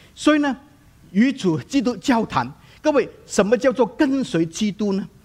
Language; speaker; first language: Chinese; non-native, local second language; Cantonese